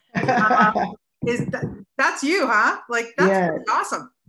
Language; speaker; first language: English; native; English